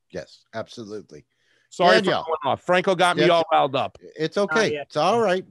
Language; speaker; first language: English; native; English